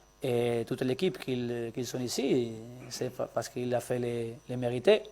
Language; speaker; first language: French; non-native, learner; Spanish